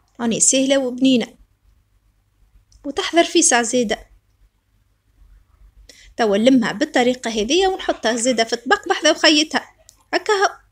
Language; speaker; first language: Arabic; native; Arabic